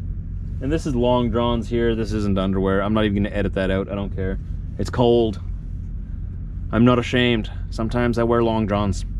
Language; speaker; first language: English; native; English